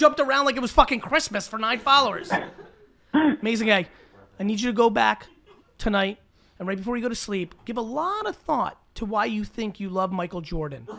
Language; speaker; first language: English; early bilingual, other home language; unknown